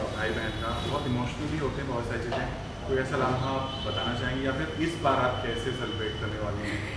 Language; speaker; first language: Hindi; native; Hindi